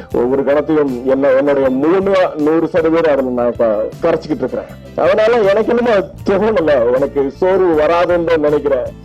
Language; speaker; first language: Tamil; native; Tamil